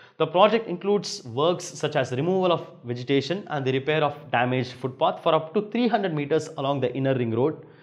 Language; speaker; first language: English; non-native, local second language; Tamil